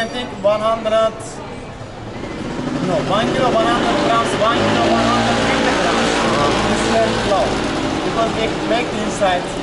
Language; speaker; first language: English; non-native, learner; Turkish